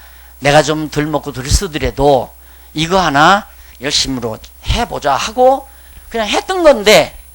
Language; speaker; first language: Korean; native; Korean